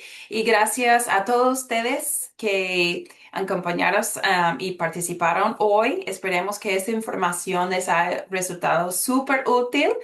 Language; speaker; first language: Spanish; early bilingual, heritage; Spanish